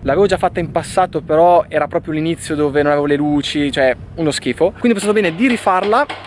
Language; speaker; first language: Italian; native; Italian